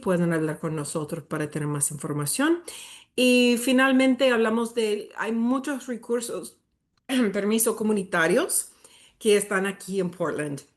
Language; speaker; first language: Spanish; early bilingual, heritage; Spanish